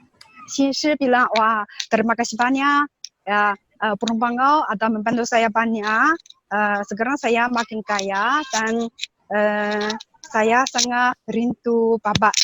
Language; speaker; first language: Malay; non-native, learner; Chinese